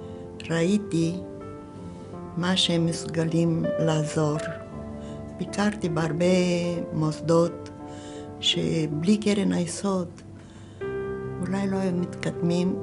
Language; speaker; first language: Hebrew; non-native, fluent; Romanian